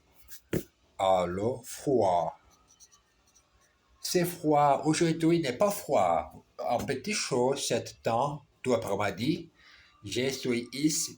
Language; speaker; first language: French; non-native, learner; Portuguese